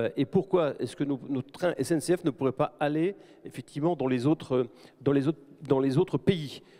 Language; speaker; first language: French; native; French